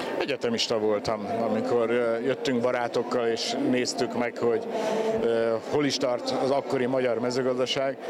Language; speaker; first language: Hungarian; native; Hungarian